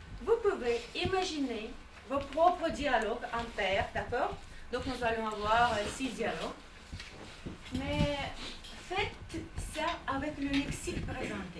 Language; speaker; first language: French; non-native, fluent; Russian